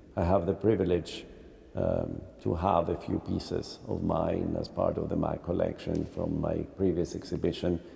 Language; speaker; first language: English; non-native, fluent; Greek